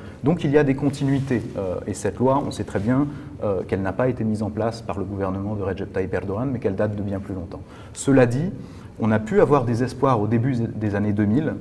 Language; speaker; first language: French; native; French